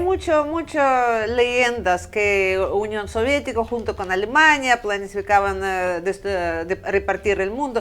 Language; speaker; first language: Spanish; non-native, fluent; Russian